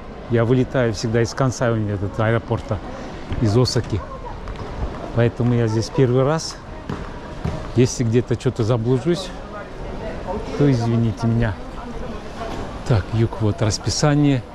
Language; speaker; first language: Russian; non-native, local second language; Kyrgyz